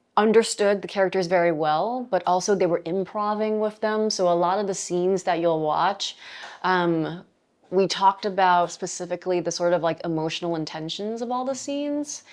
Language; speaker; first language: English; native; English